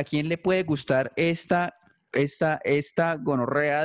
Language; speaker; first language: Spanish; native; Spanish